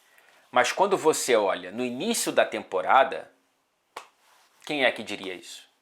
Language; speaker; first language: Portuguese; native; Portuguese